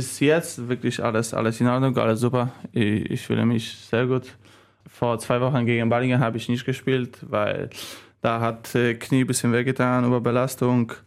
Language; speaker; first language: German; non-native, learner; Polish